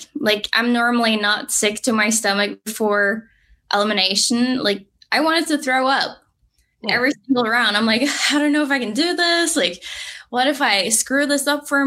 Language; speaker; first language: English; non-native, fluent; Norwegian